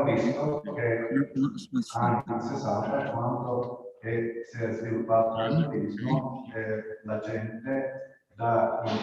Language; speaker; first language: Italian; non-native, local second language; Croatian